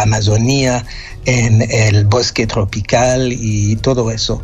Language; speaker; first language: Spanish; non-native, fluent; French